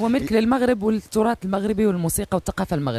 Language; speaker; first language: Arabic; native; Arabic